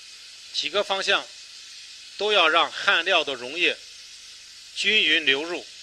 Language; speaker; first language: Chinese; native; Chinese